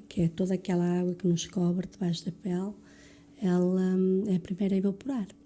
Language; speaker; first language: Portuguese; early bilingual, other home language; French